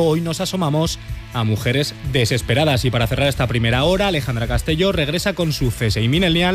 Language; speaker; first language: Spanish; native; Spanish